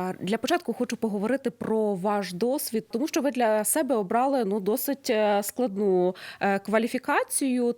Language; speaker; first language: Ukrainian; native; Ukrainian